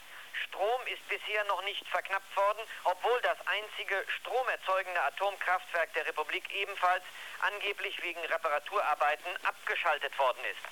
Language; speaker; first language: German; native; German